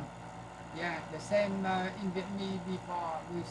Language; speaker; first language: English; non-native, learner; Vietnamese